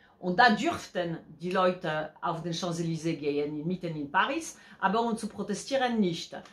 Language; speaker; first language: German; non-native, fluent; Polish